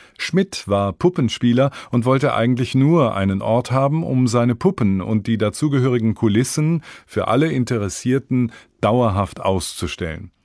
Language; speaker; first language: German; native; German